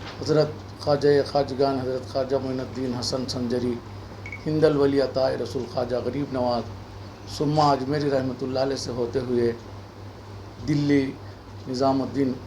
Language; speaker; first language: Urdu; native; Urdu